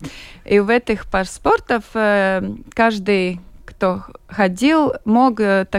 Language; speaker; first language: Russian; non-native, local second language; Latvian